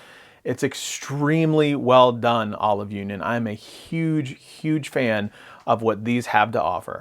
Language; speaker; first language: English; native; English